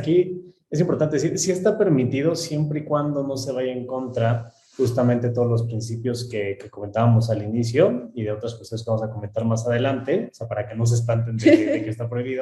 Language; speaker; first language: Spanish; native; Spanish